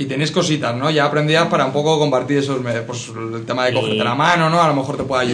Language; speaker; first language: Spanish; native; Spanish